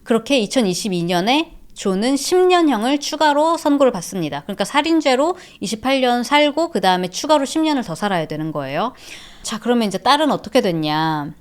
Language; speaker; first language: Korean; native; Korean